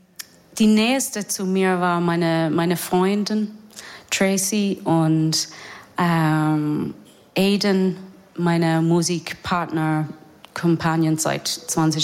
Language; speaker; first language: German; non-native, learner; English